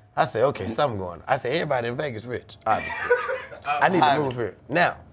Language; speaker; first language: English; native; English